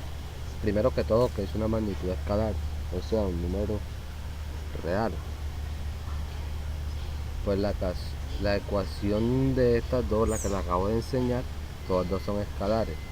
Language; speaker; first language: Spanish; native; Spanish